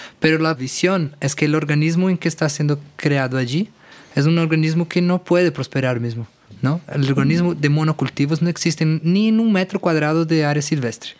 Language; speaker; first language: Spanish; non-native, fluent; Portuguese